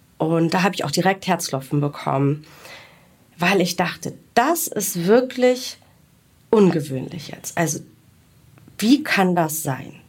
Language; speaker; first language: German; early bilingual, other home language; Greek